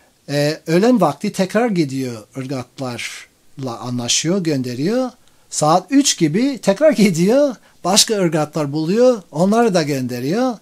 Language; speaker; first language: Turkish; non-native, fluent; English